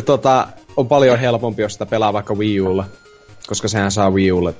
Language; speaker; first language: Finnish; native; Finnish